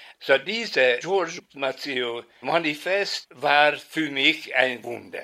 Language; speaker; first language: German; non-native, fluent; Hungarian